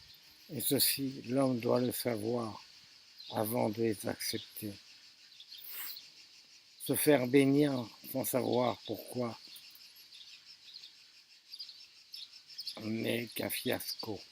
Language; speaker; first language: French; native; French